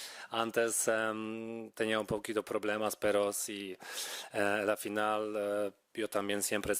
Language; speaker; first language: Spanish; non-native, fluent; Polish